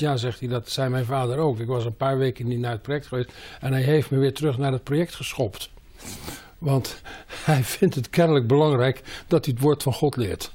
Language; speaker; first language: Dutch; native; Dutch